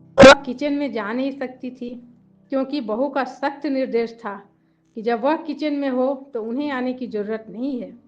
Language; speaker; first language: Hindi; native; Hindi